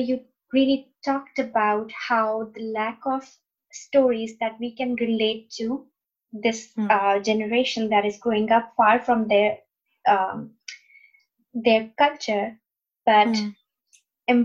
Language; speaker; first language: English; non-native, local second language; Urdu